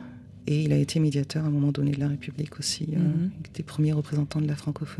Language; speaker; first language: French; native; French